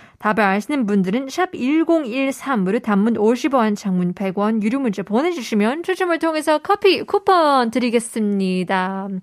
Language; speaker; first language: Korean; native; Korean